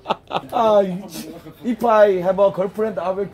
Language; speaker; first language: English; non-native, learner; Korean